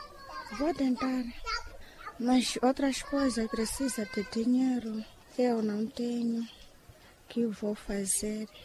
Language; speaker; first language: Portuguese; non-native, local second language; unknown